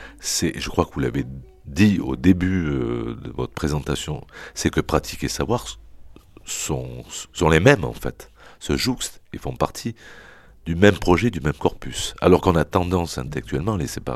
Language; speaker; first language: French; native; French